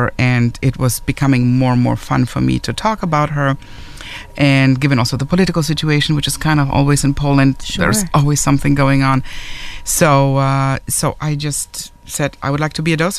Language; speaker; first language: English; non-native, fluent; German